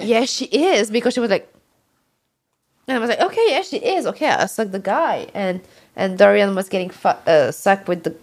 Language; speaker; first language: English; non-native, fluent; French